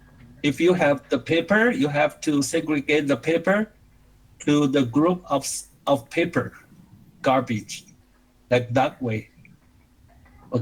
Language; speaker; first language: English; non-native, learner; Chinese